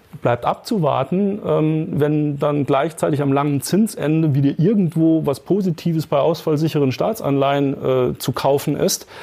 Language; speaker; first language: German; native; German